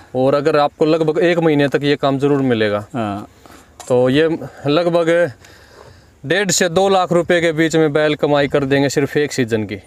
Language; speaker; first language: Hindi; native; Hindi